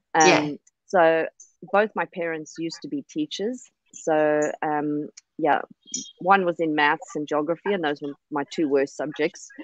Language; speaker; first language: English; native; English